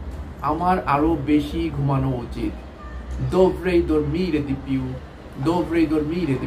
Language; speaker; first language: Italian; non-native, learner; Bangla